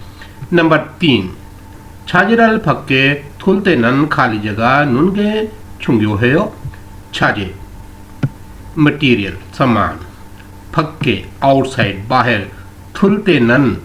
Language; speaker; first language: Korean; non-native, learner; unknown